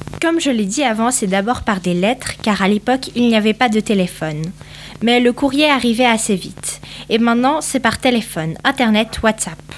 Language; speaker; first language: French; early bilingual, other home language; Portuguese